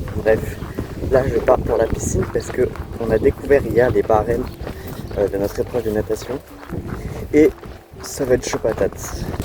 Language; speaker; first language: French; native; French